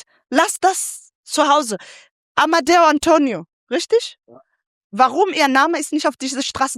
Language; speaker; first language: German; non-native, fluent; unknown